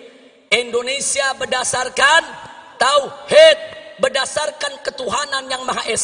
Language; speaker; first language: Indonesian; native; Indonesian